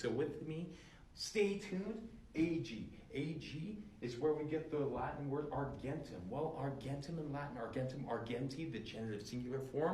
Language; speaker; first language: English; native; English